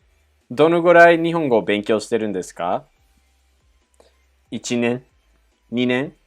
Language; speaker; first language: Japanese; non-native, fluent; English